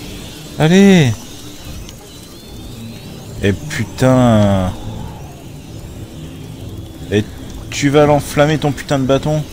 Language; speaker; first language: French; native; French